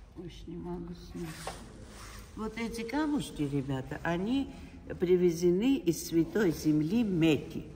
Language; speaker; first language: Russian; non-native, fluent; Armenian